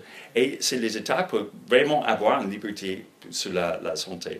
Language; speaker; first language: French; non-native, fluent; English